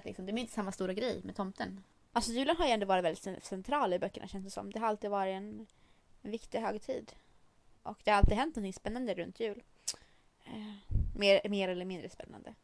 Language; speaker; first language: Swedish; native; Swedish